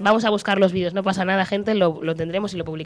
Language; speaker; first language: Spanish; native; Spanish